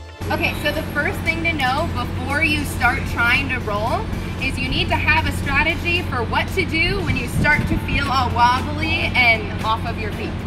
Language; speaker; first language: English; native; English